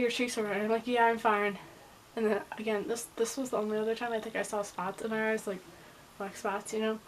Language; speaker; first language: English; native; English